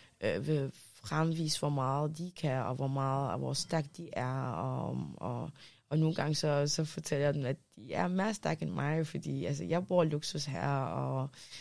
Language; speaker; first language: Danish; early bilingual, other home language; Arabic